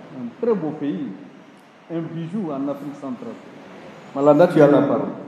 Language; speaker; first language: French; non-native, local second language; Wolof